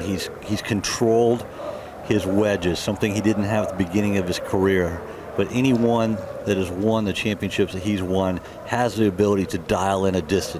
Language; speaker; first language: English; native; English